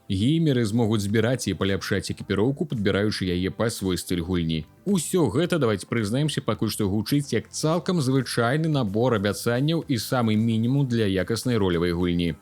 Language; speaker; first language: Belarusian; native; Belarusian